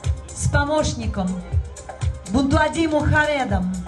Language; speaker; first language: Russian; native; Russian